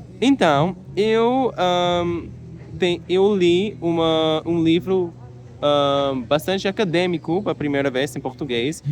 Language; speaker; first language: Portuguese; non-native, learner; English